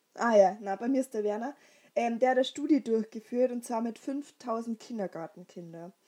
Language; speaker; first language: German; native; German